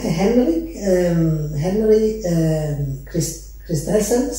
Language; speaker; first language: Norwegian; non-native, fluent; Rundi